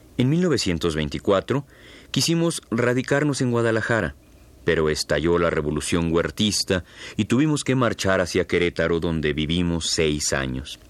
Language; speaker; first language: Spanish; native; Spanish